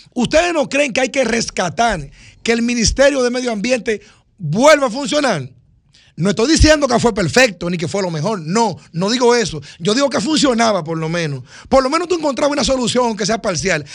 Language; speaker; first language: Spanish; native; Spanish